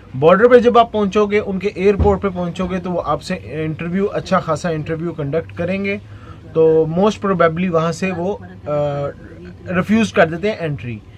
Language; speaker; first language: Urdu; non-native, local second language; Punjabi